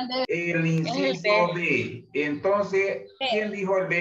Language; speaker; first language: Spanish; native; Spanish